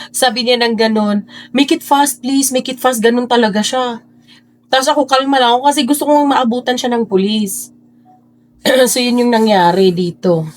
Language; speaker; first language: Filipino; native; Filipino